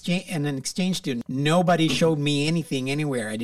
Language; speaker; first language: English; non-native, fluent; Swedish